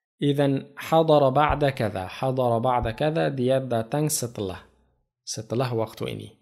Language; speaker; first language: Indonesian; non-native, fluent; Arabic